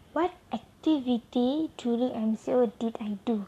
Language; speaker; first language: English; non-native, local second language; Malay